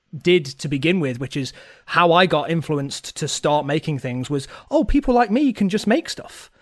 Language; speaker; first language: English; native; English